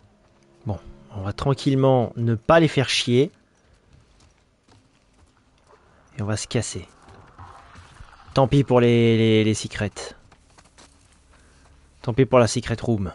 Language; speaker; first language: French; native; French